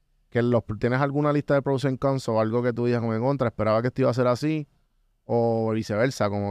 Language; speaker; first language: Spanish; native; Spanish